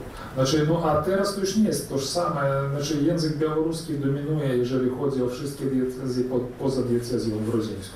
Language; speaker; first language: Polish; early bilingual, heritage; Polish